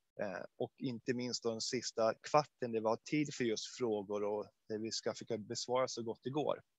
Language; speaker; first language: Swedish; native; Swedish